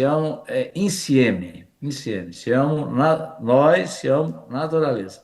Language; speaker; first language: Italian; non-native, fluent; Portuguese